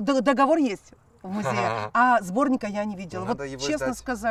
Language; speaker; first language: Russian; native; Russian